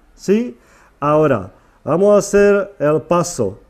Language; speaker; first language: Spanish; non-native, learner; Czech